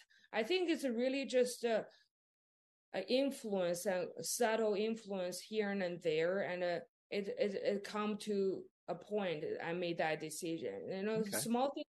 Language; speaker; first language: English; non-native, fluent; Chinese